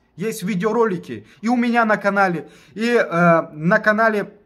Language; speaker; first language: Russian; non-native, local second language; Tajik